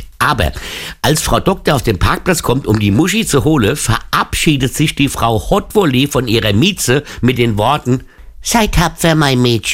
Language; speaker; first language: German; native; German